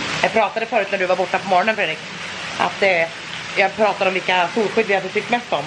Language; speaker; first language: Swedish; native; Swedish